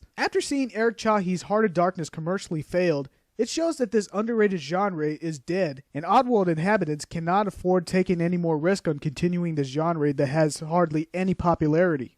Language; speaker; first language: English; non-native, fluent; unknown